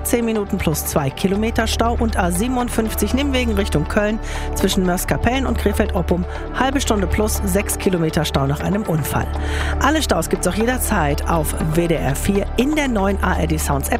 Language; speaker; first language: German; native; German